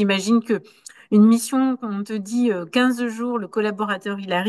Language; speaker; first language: French; native; French